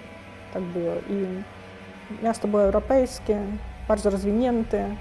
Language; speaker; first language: Polish; non-native, fluent; Russian